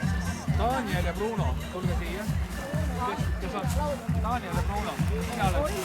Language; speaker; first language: Estonian; native; Estonian